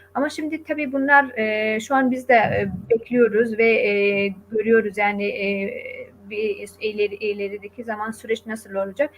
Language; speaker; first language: Turkish; non-native, fluent; Persian